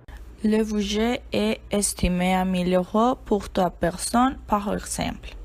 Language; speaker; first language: French; non-native, learner; Spanish